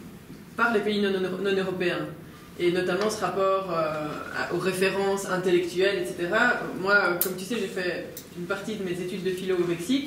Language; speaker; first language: French; native; French